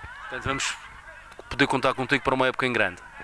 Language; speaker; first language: Portuguese; native; Portuguese